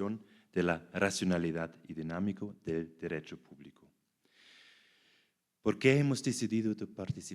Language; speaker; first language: Spanish; non-native, fluent; German